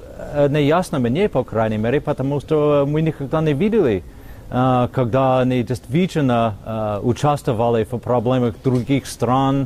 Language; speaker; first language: Russian; non-native, fluent; English